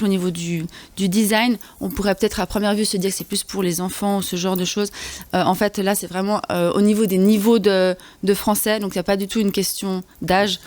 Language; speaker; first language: French; native; French